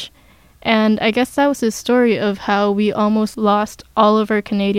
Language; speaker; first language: English; non-native, local second language; Filipino